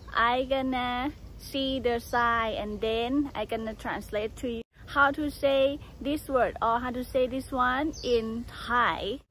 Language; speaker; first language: English; non-native, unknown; Thai